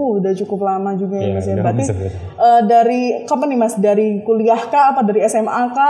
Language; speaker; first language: Indonesian; native; Indonesian